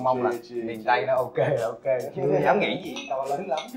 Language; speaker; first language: Vietnamese; native; Vietnamese